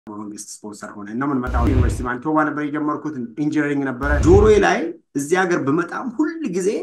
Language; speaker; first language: Amharic; native; Amharic